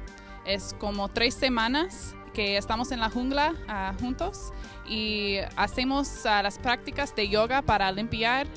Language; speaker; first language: Spanish; non-native, fluent; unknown